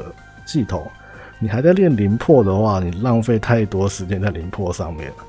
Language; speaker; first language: Chinese; native; Chinese